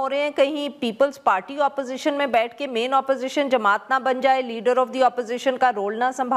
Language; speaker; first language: Urdu; native; Urdu